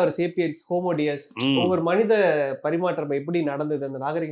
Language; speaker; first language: Tamil; native; Tamil